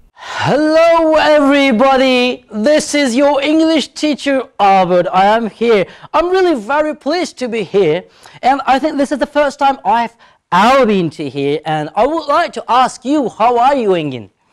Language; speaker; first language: English; non-native, fluent; Turkish